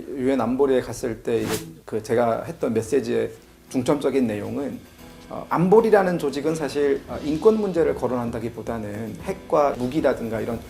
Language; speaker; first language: Korean; native; Korean